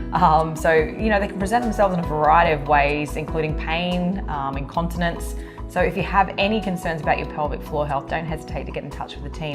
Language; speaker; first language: English; native; English